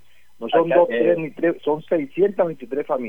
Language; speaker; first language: Spanish; native; Spanish